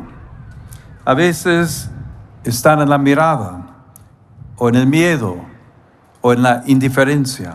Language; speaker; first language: Spanish; non-native, fluent; English